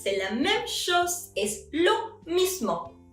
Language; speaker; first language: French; non-native, fluent; Spanish